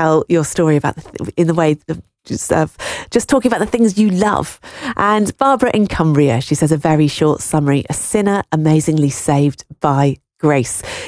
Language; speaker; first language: English; native; English